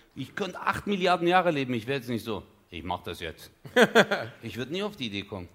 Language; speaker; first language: German; early bilingual, other home language; Turkish